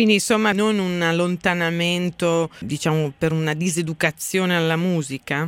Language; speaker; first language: Italian; native; Italian